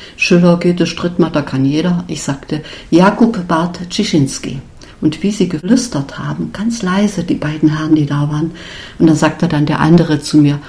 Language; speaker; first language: German; non-native, local second language; Upper Sorbian